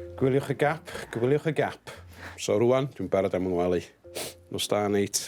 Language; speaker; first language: Welsh; native; Welsh